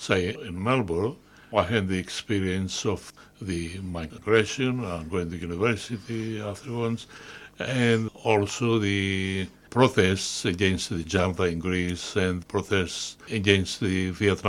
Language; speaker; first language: English; non-native, fluent; Greek